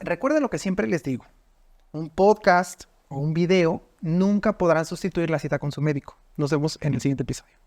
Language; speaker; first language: Spanish; native; Spanish